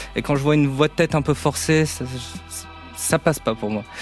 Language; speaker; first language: French; native; French